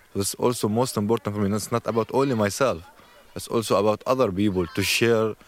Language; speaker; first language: English; non-native, learner; Arabic